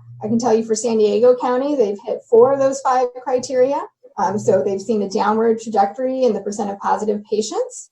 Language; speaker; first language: English; native; English